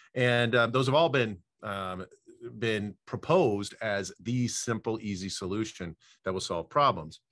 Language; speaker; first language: English; native; English